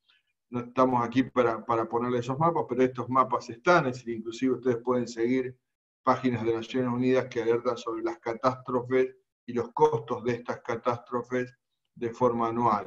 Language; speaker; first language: Spanish; native; Spanish